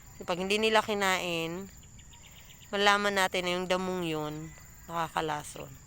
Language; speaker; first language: Filipino; non-native, local second language; Cebuano